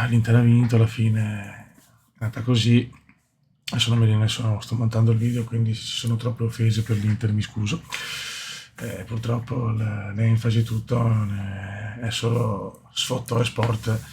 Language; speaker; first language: Italian; native; Italian